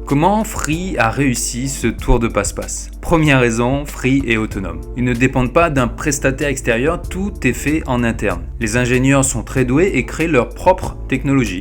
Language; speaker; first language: French; native; French